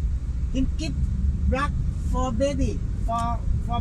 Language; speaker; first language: English; non-native, learner; Thai